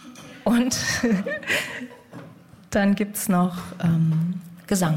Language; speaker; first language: German; native; German